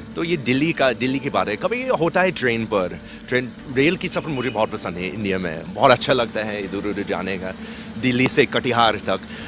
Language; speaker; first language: Hindi; non-native, fluent; English